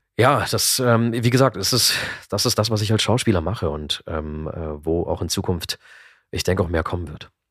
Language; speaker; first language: German; native; German